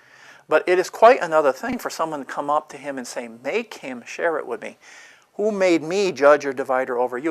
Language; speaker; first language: English; native; English